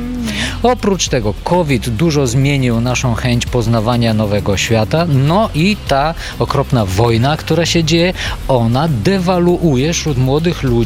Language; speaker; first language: Polish; non-native, fluent; Bulgarian